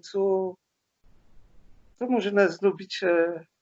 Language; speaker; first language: Polish; non-native, learner; French